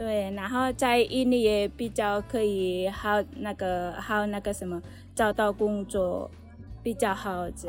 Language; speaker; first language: Chinese; non-native, learner; Indonesian